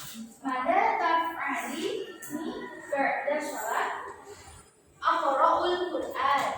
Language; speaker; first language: Arabic; non-native, learner; Indonesian